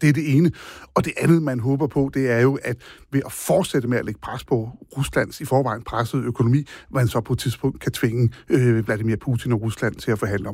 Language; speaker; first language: Danish; native; Danish